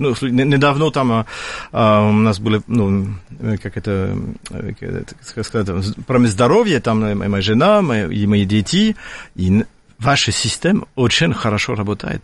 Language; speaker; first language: Russian; non-native, fluent; French